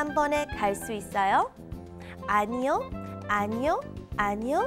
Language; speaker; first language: Korean; non-native, learner; English